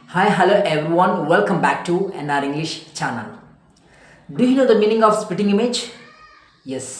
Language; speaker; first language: English; non-native, local second language; Telugu